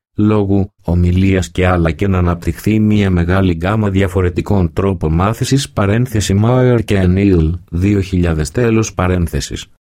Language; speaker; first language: Greek; native; Greek